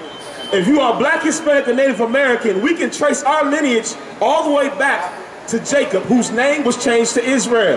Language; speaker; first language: English; native; English